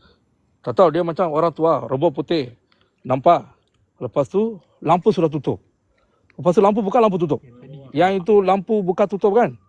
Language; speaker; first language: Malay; non-native, local second language; Tamil